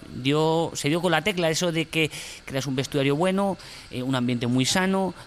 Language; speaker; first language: Spanish; native; Spanish